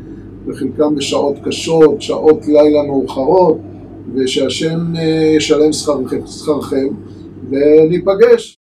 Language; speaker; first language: Hebrew; native; Hebrew